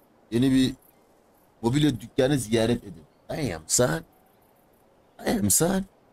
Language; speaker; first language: Turkish; native; Turkish